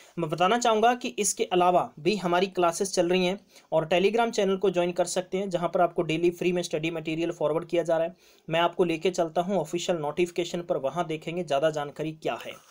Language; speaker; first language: Hindi; non-native, local second language; Punjabi